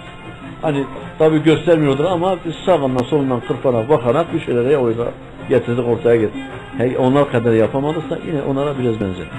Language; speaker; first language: Turkish; native; Turkish